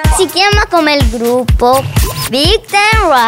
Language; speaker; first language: Italian; early bilingual, other home language; Spanish